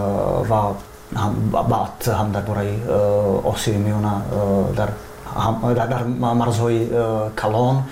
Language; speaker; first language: Persian; non-native, fluent; Czech